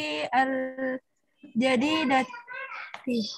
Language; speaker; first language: Arabic; non-native, learner; Indonesian